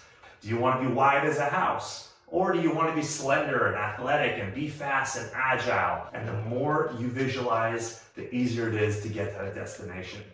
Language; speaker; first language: English; native; English